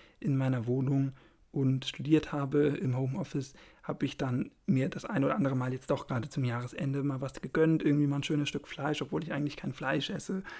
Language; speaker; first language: German; native; German